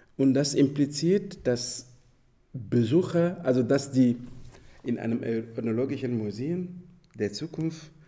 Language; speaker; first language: German; non-native, fluent; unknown